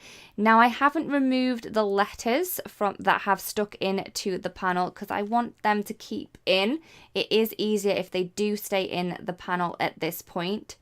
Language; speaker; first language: English; native; English